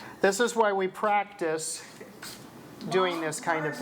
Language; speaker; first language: English; native; English